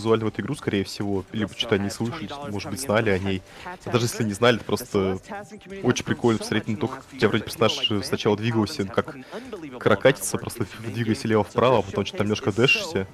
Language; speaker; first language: Russian; native; Russian